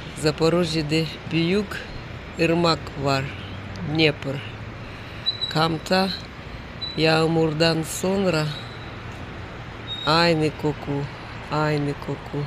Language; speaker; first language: Turkish; non-native, learner; Russian